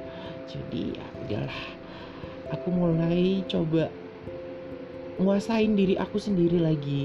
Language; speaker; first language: Indonesian; native; Indonesian